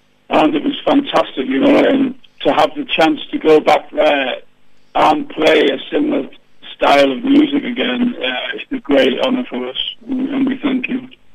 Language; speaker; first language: English; native; English